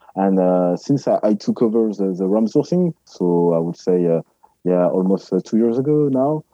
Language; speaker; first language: English; non-native, fluent; French